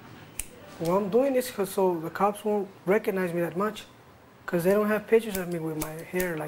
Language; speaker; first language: English; early bilingual, other home language; Spanish